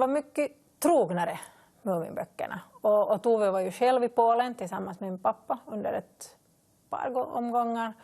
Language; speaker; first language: Swedish; native; Swedish